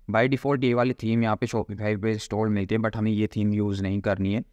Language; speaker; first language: Hindi; native; Hindi